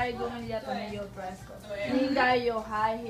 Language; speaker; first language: Chinese; non-native, learner; Spanish